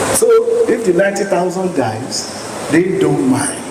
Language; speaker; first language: English; non-native, local second language; Yoruba